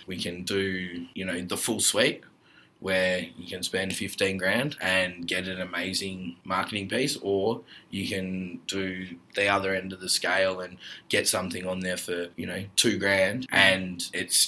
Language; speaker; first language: English; native; English